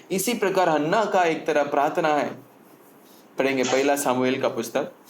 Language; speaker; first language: Hindi; non-native, local second language; Tamil